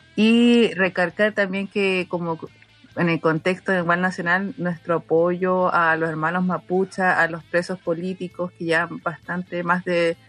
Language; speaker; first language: Spanish; non-native, local second language; Aymara